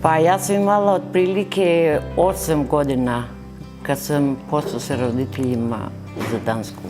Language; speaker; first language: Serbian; early bilingual, other home language; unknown